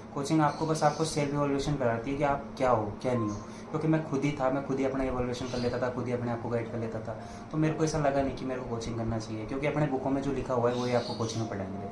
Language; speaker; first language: Hindi; native; Hindi